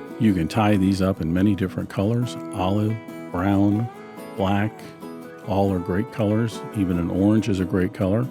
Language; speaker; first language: English; native; English